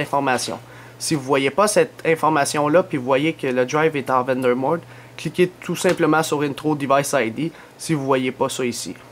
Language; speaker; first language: French; native; French